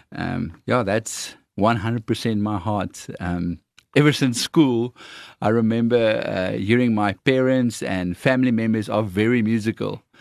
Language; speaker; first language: English; non-native, local second language; Afrikaans